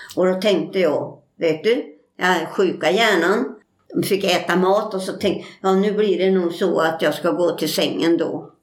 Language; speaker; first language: Swedish; native; Swedish